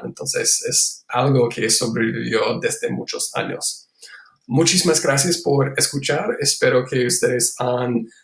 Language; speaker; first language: Spanish; non-native, fluent; English